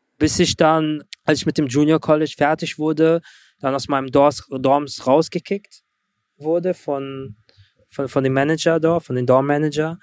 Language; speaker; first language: German; early bilingual, other home language; Russian